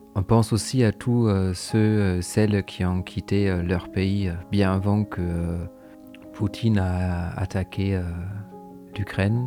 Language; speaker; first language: French; non-native, fluent; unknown